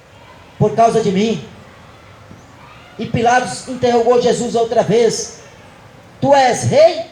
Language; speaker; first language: Portuguese; native; Portuguese